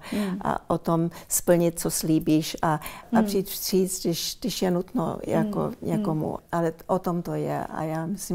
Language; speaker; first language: Czech; early bilingual, heritage; Czech